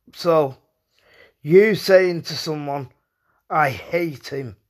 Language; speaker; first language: English; native; English